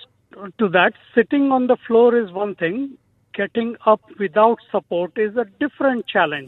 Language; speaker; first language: English; non-native, local second language; Marathi